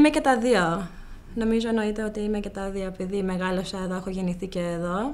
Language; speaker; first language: Greek; early bilingual, heritage; Greek